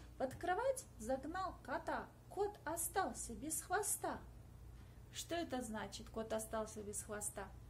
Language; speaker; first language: Russian; native; Russian